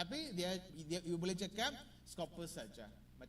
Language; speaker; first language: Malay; non-native, learner; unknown